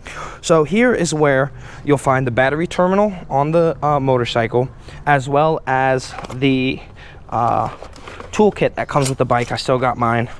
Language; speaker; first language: English; native; English